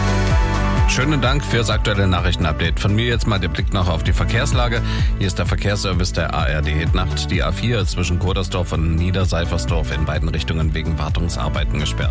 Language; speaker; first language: German; native; German